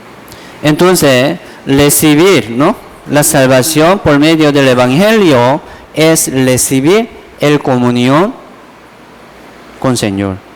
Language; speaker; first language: Spanish; non-native, fluent; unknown